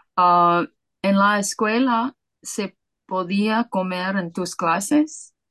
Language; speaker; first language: Spanish; non-native, fluent; Russian